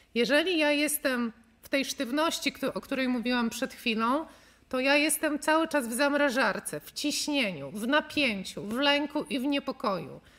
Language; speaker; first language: Polish; native; Polish